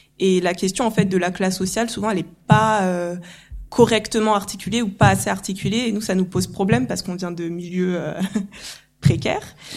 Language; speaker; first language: French; early bilingual, other home language; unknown